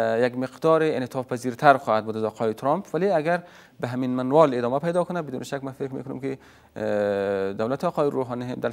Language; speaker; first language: Persian; native; Persian